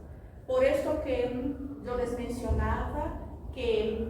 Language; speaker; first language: Spanish; non-native, fluent; Portuguese